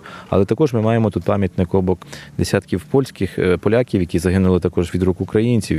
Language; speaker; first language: Ukrainian; native; Ukrainian